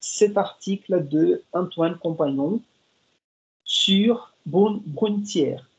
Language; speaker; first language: French; non-native, fluent; Portuguese